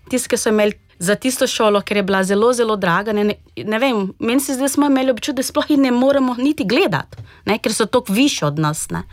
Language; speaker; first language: Slovenian; non-native, fluent; Portuguese